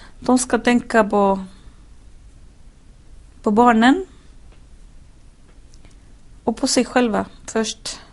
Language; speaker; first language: Swedish; non-native, fluent; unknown